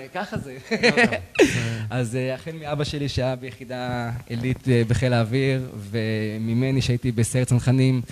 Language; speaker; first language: Hebrew; native; Hebrew